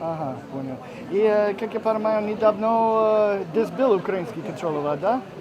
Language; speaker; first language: Russian; non-native, learner; English